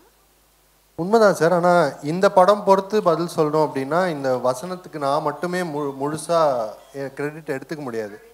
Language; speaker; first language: Tamil; native; Tamil